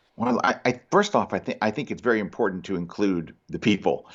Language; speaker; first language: English; early bilingual, other home language; Spanish